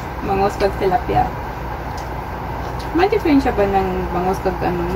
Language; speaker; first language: Filipino; non-native, local second language; Hiligaynon